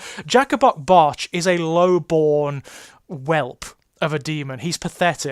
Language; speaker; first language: English; native; English